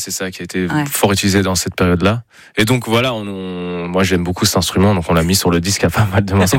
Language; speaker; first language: French; native; French